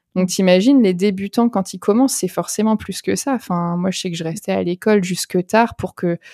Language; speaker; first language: French; native; French